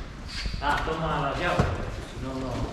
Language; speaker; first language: Spanish; non-native, fluent; Polish